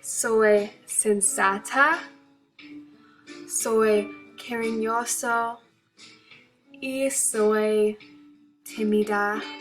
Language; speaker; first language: Spanish; non-native, learner; English